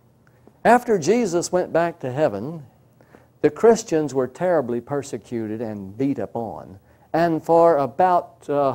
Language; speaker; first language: English; native; English